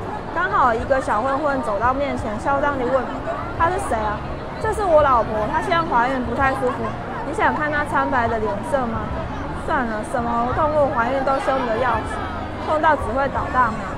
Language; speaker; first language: Chinese; native; Chinese